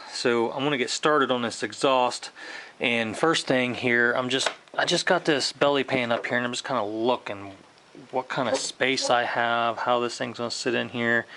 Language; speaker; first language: English; native; English